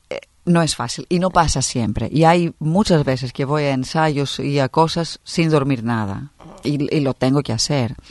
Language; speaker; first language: Spanish; non-native, fluent; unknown